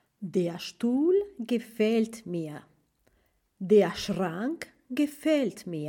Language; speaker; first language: German; non-native, fluent; Spanish